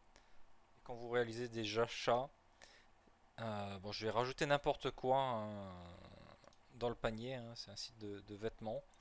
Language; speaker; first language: French; native; French